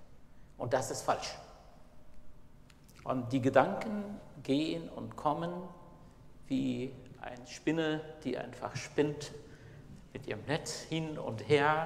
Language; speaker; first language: German; non-native, fluent; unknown